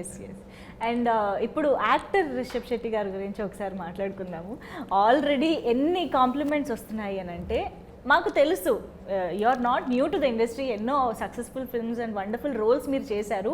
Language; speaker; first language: Telugu; native; Telugu